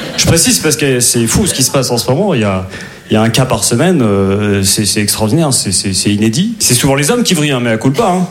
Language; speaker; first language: French; native; French